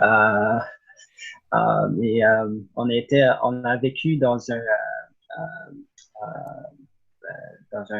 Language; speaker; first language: French; early bilingual, other home language; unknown